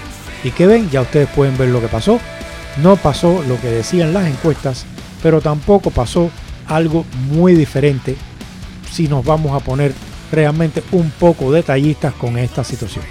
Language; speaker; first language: Spanish; native; Spanish